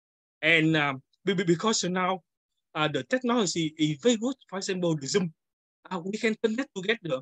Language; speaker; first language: English; non-native, learner; Vietnamese